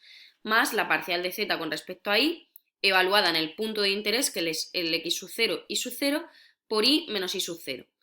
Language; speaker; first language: Spanish; native; Spanish